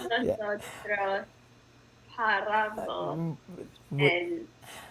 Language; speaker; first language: Spanish; non-native, learner; English